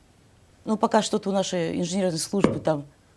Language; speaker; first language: Russian; native; Russian